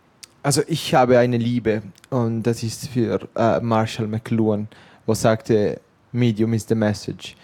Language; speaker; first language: German; non-native, local second language; Italian